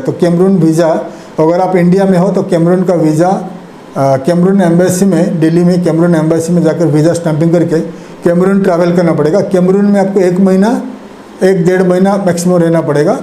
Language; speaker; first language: Hindi; non-native, local second language; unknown